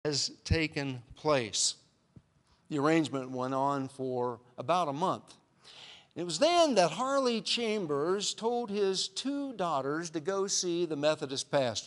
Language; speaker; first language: English; native; English